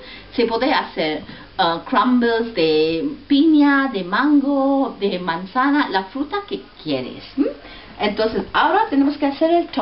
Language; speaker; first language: Spanish; non-native, fluent; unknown